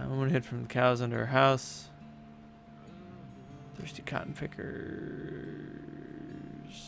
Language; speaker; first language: English; native; English